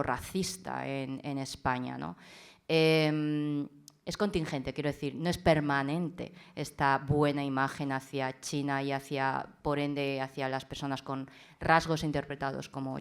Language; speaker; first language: Spanish; early bilingual, other home language; Chinese